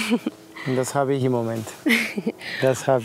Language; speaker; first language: German; non-native, fluent; Greek